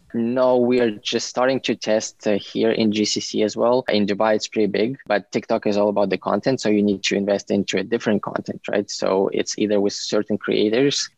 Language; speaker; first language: English; non-native, fluent; Ukrainian